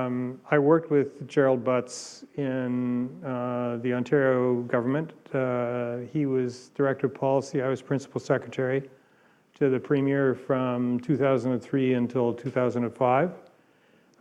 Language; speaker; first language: English; native; English